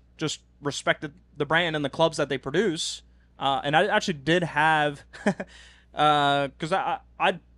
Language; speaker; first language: English; non-native, fluent; Norwegian